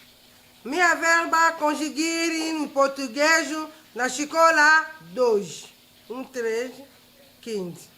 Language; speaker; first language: Portuguese; non-native, learner; Lingala